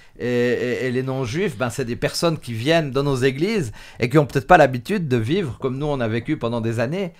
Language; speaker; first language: French; native; French